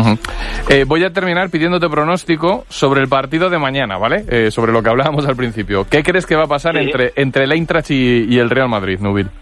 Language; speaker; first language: Spanish; native; Spanish